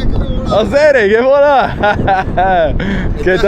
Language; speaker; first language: Spanish; non-native, learner; English